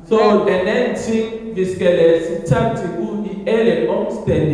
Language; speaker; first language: Danish; non-native, fluent; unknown